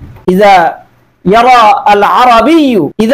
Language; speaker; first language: Arabic; non-native, fluent; Bangla